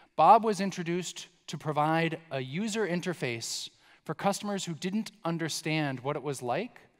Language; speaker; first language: English; native; English